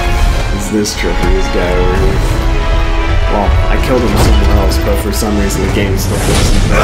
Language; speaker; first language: English; native; English